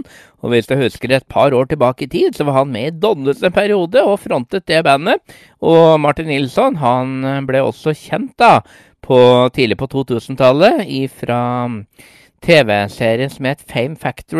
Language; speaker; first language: Norwegian; native; Norwegian